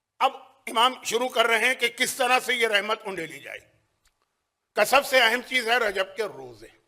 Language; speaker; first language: Urdu; native; Urdu